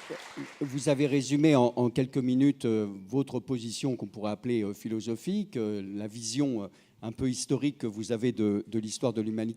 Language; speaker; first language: French; native; French